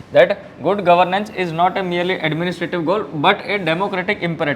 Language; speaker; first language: English; non-native, local second language; Gujarati